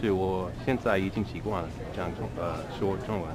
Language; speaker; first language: Chinese; non-native, learner; English